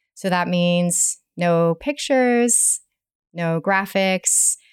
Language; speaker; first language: English; native; English